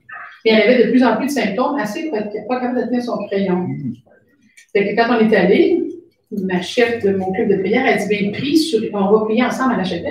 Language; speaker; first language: French; native; French